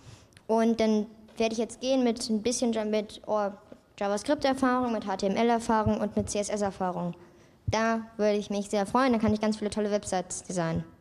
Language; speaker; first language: German; native; German